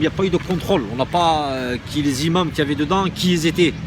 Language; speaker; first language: French; early bilingual, other home language; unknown